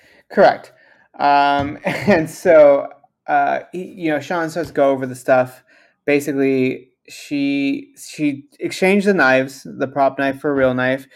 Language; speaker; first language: English; early bilingual, other home language; Spanish